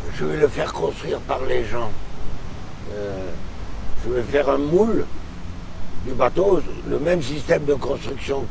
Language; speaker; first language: French; native; French